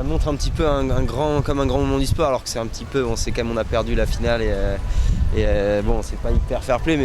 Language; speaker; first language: French; native; French